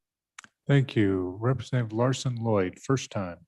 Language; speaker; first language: English; native; English